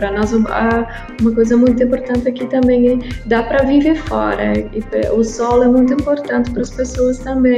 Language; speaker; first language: Portuguese; non-native, learner; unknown